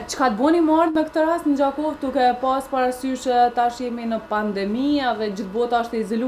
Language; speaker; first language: Albanian; native; Albanian